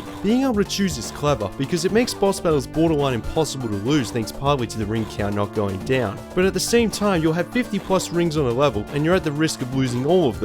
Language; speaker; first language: English; native; English